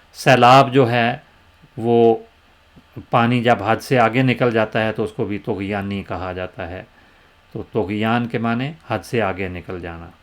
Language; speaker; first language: Urdu; native; Urdu